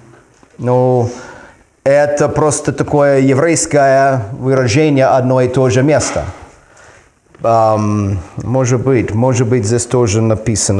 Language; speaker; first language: Russian; non-native, fluent; English